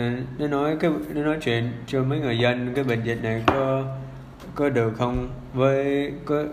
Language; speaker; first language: Vietnamese; early bilingual, heritage; English